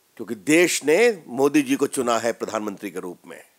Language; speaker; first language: Hindi; native; Hindi